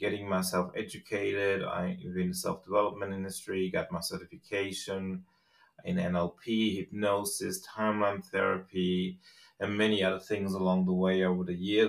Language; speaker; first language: English; non-native, fluent; Swiss German